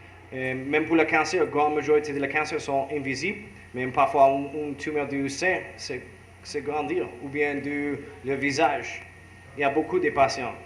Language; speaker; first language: French; non-native, learner; English